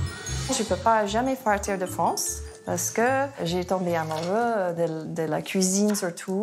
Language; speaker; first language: French; non-native, fluent; English